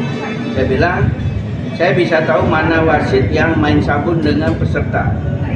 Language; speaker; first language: Indonesian; native; Indonesian